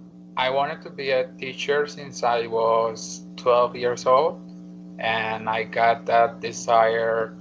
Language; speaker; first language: English; non-native, learner; Spanish